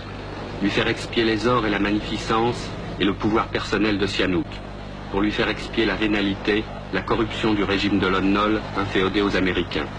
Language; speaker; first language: French; native; French